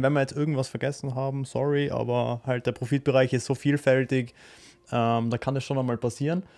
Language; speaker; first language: German; native; German